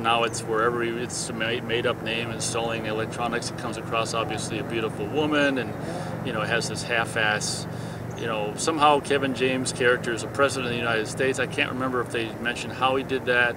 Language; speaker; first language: English; native; English